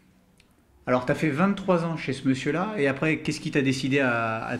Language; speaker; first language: French; native; French